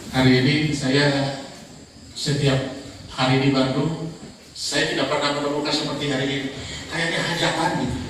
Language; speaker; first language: Indonesian; non-native, local second language; Tetum